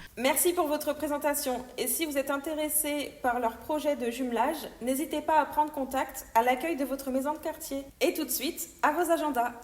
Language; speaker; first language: French; native; French